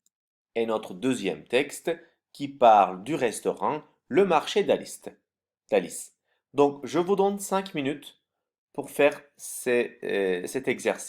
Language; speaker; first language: French; non-native, fluent; Turkish